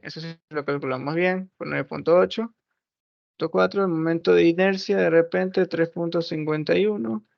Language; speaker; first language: Spanish; native; Spanish